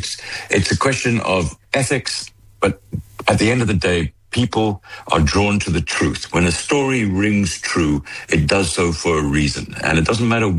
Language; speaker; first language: English; native; English